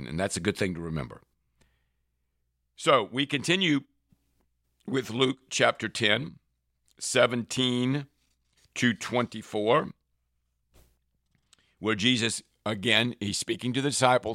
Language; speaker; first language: English; native; English